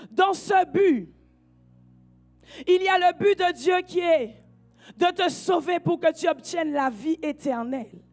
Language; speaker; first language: French; native; French